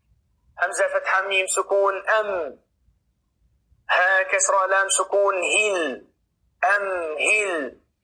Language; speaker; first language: Arabic; non-native, fluent; Oromo